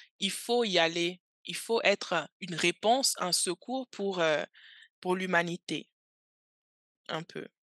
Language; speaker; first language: French; early bilingual, other home language; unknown